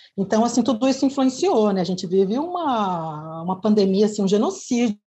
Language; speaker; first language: Portuguese; native; Portuguese